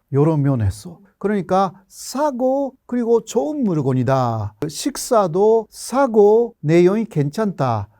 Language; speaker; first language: Korean; non-native, fluent; Japanese